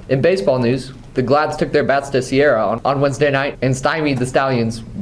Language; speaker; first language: English; native; English